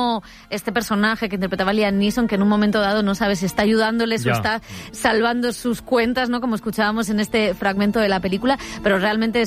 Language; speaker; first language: Spanish; native; Spanish